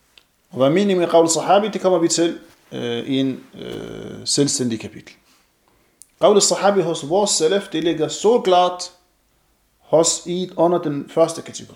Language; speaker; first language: Danish; non-native, fluent; Arabic